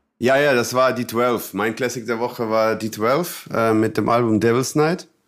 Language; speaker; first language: German; non-native, fluent; Russian